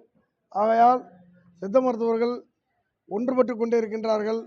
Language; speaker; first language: Tamil; native; Tamil